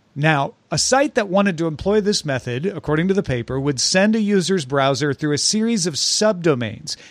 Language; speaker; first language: English; native; English